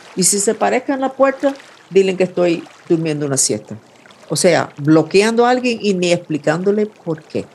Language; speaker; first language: Spanish; non-native, fluent; English